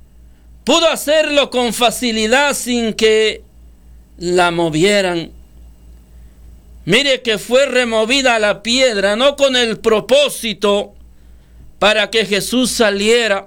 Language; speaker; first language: Spanish; native; Spanish